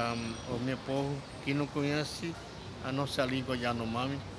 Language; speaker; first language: Portuguese; non-native, local second language; Yanomámi